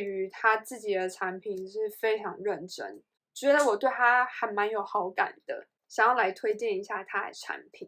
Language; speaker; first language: Chinese; native; Chinese